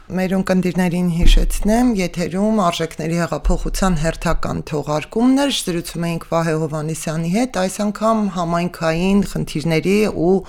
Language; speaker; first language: Armenian; native; Armenian